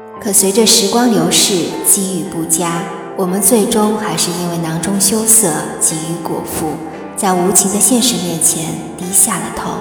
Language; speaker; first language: Chinese; native; Chinese